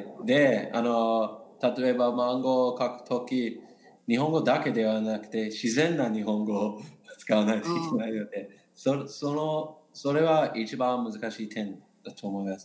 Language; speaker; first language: Japanese; non-native, learner; English